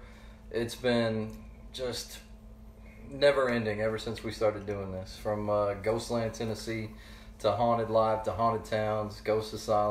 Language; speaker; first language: English; native; English